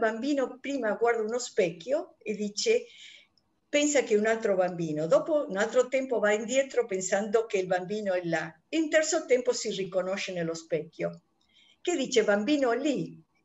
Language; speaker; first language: Italian; non-native, fluent; Spanish